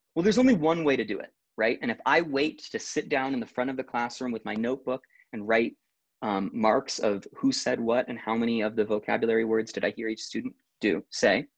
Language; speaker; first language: English; native; English